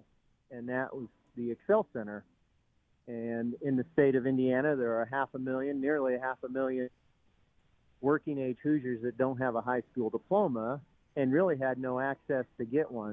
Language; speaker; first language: English; native; English